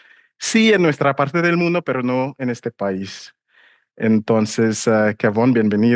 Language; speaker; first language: Spanish; non-native, fluent; English